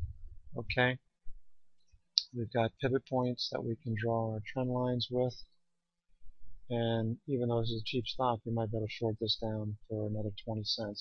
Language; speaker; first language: English; native; English